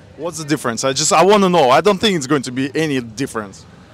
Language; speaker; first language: English; non-native, fluent; Russian